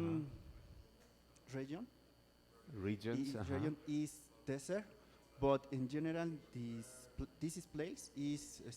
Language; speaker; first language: English; non-native, learner; Spanish